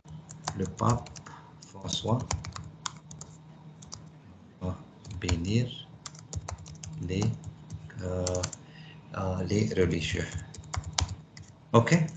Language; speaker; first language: French; non-native, fluent; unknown